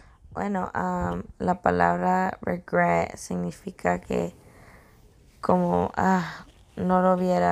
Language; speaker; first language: Spanish; early bilingual, heritage; Spanish